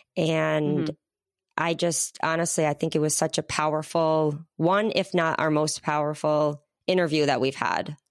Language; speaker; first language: English; native; English